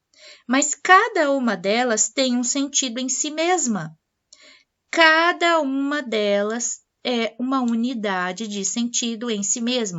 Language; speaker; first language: Portuguese; native; Portuguese